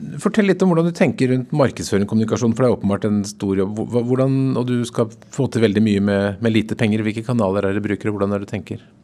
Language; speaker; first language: Norwegian; native; Norwegian